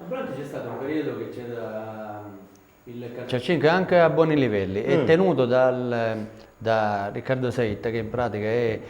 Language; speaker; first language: Italian; native; Italian